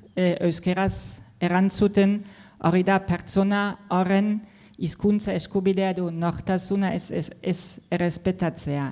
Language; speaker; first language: Basque; non-native, fluent; German